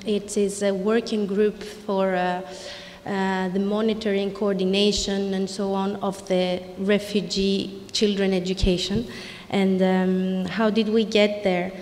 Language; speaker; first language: English; non-native, fluent; Greek